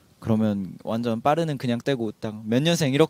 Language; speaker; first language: Korean; native; Korean